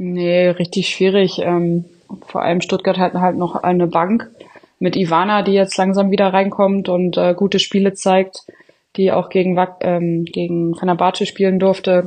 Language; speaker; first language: German; native; German